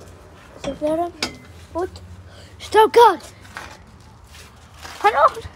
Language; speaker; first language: Icelandic; early bilingual, other home language; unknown